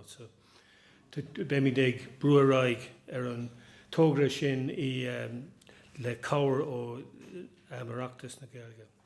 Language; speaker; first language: Irish; non-native, local second language; English